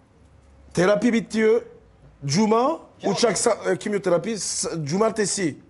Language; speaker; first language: Turkish; non-native, learner; French